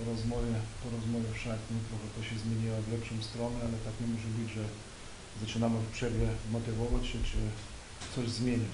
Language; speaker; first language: Polish; non-native, fluent; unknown